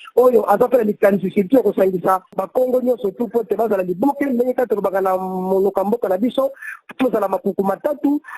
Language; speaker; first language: Lingala; non-native, local second language; Kongo